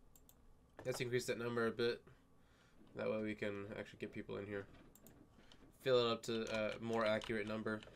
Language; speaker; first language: English; native; English